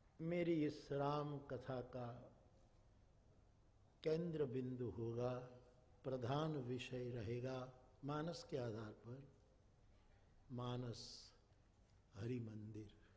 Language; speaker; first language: Hindi; non-native, local second language; Gujarati